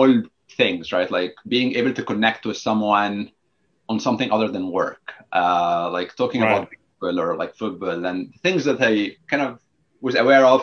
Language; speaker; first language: English; non-native, fluent; Arabic